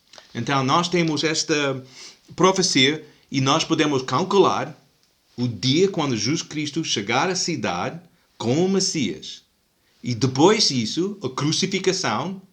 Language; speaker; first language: Portuguese; non-native, fluent; English